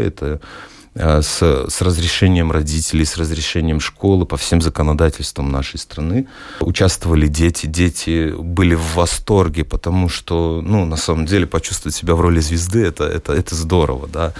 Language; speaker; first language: Russian; native; Russian